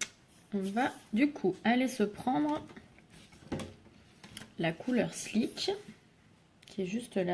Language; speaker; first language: French; native; French